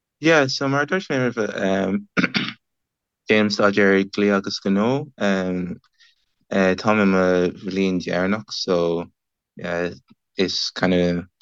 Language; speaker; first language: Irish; non-native, learner; English